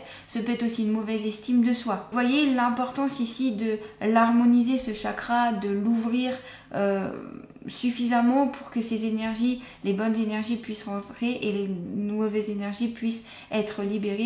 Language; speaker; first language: French; native; French